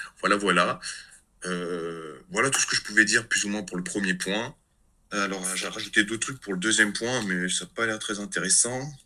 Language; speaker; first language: French; native; French